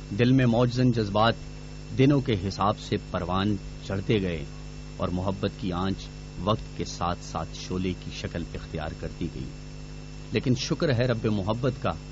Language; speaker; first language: Urdu; non-native, local second language; Pashto